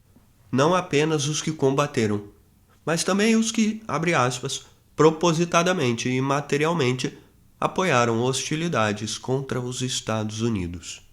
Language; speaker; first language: Portuguese; native; Portuguese